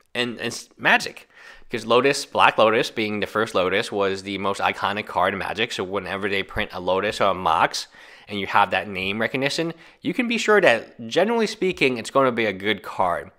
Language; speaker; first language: English; native; English